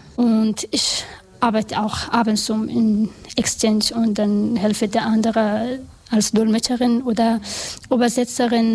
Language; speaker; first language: German; non-native, learner; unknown